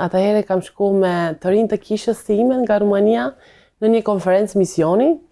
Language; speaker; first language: Albanian; non-native, fluent; Romanian